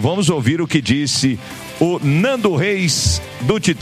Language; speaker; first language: Portuguese; native; Portuguese